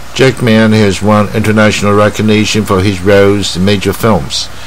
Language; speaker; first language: English; non-native, fluent; Chinese